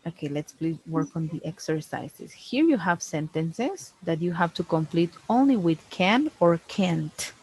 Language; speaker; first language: English; non-native, fluent; Spanish